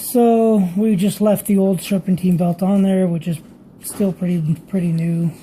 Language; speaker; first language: English; native; English